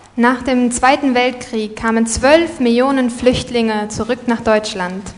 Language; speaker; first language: German; native; German